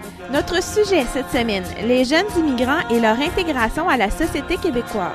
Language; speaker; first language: French; native; French